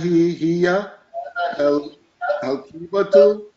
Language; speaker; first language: Arabic; non-native, learner; English